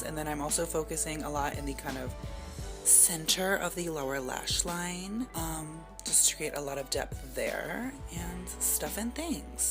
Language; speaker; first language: English; native; English